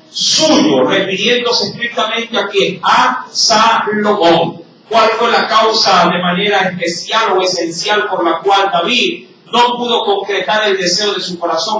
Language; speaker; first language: Spanish; native; Spanish